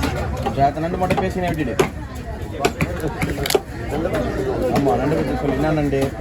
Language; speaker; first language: Tamil; native; Tamil